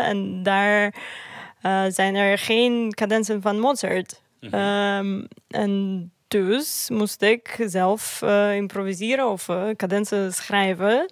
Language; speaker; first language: Dutch; non-native, fluent; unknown